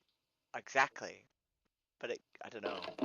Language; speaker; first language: English; native; English